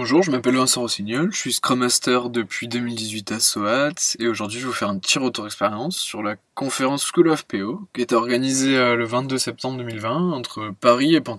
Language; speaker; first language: French; native; French